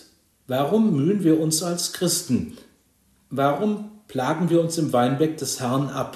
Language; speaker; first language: German; native; German